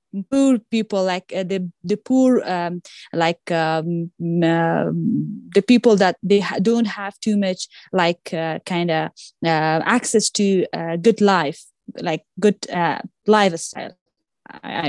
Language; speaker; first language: English; non-native, fluent; Persian